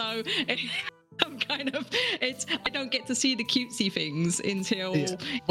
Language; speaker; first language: English; native; English